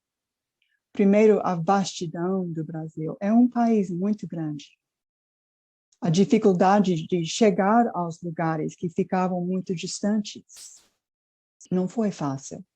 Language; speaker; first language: Portuguese; non-native, fluent; English